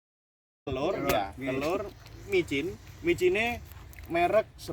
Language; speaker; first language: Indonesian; non-native, local second language; Javanese